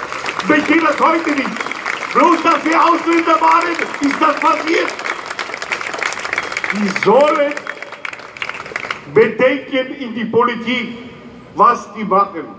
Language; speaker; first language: German; non-native, fluent; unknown